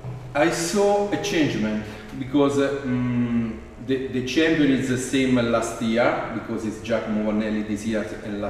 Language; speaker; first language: English; non-native, fluent; Italian